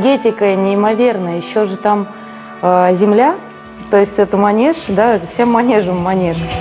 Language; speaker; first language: Russian; native; Russian